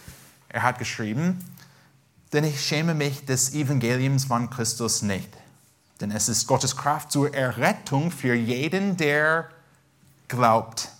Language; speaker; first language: German; non-native, fluent; English